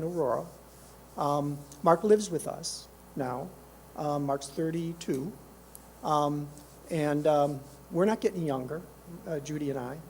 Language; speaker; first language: English; native; English